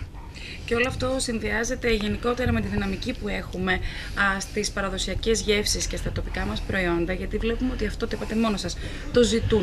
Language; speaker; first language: Greek; native; Greek